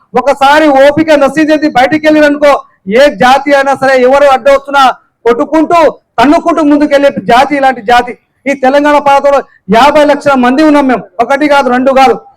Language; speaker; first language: Telugu; non-native, local second language; Lambadi